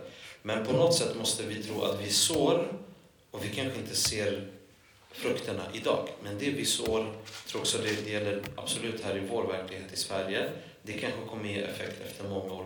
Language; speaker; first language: Swedish; non-native, fluent; Polish